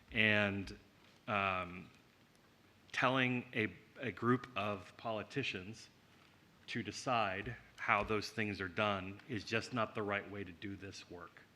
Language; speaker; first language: English; native; English